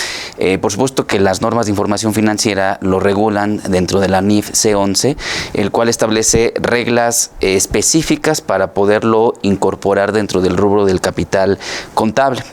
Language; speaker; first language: Spanish; native; Spanish